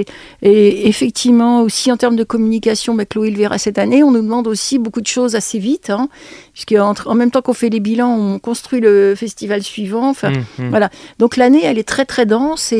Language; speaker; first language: French; native; French